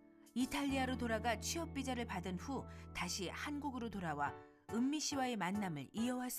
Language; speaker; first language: Korean; native; Korean